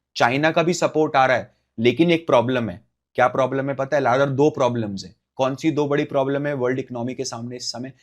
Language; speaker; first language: Hindi; native; Hindi